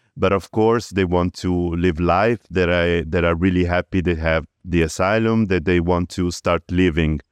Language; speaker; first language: English; early bilingual, other home language; Italian